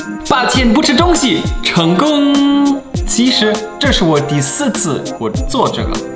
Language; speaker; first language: Chinese; non-native, fluent; German